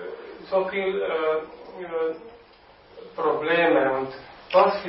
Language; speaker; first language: German; non-native, learner; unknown